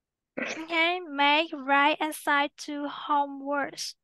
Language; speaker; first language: English; non-native, fluent; Vietnamese